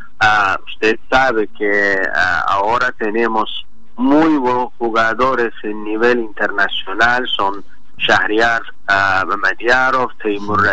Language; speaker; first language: Spanish; non-native, learner; Azerbaijani